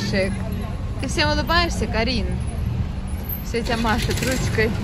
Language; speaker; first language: Russian; native; Russian